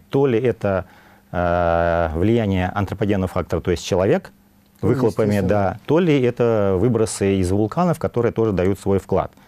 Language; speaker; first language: Russian; native; Russian